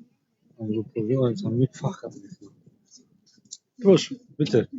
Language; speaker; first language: Persian; native; Persian